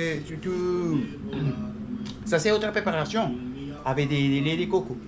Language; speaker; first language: French; non-native, learner; Spanish